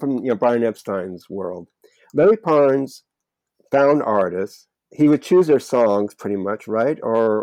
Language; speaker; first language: English; native; English